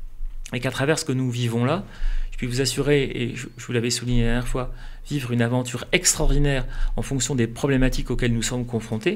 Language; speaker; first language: French; native; French